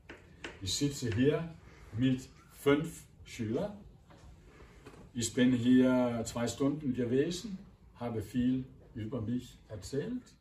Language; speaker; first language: German; non-native, fluent; Danish